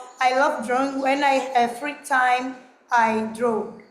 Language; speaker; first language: English; non-native, learner; Portuguese